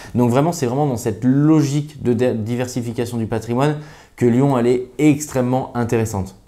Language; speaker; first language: French; native; French